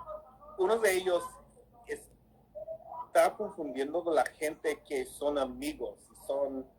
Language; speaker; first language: Spanish; early bilingual, heritage; English